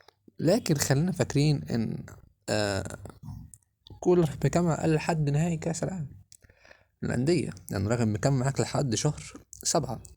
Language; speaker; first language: Arabic; native; Arabic